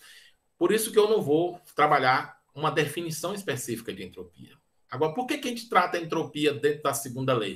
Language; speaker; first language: Portuguese; native; Portuguese